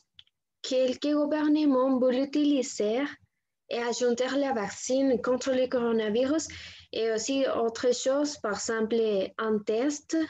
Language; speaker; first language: French; non-native, learner; Spanish